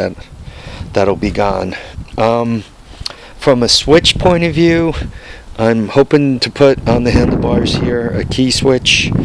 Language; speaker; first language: English; native; English